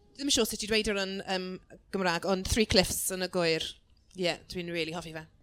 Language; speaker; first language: Welsh; non-native, local second language; English